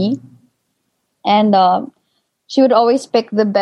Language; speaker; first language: English; non-native, local second language; Filipino